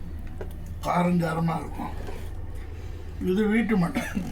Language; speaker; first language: Tamil; native; Tamil